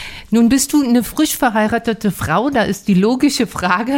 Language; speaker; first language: German; native; German